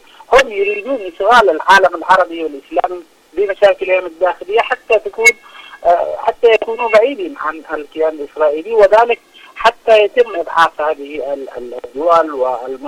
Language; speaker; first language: Arabic; native; Arabic